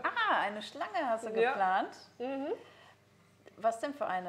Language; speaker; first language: German; native; German